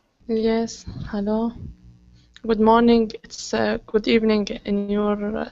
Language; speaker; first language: English; non-native, learner; Arabic